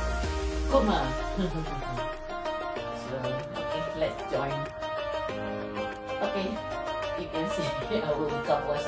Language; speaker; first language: English; non-native, local second language; Malay